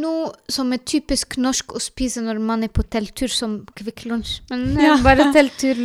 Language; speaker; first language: Norwegian; non-native, learner; Arabic